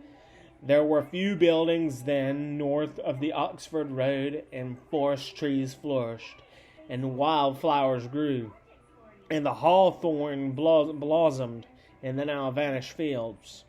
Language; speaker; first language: English; native; English